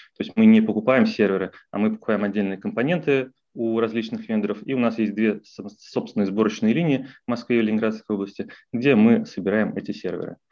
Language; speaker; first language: Russian; native; Russian